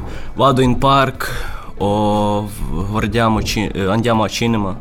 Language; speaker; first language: Italian; non-native, learner; Ukrainian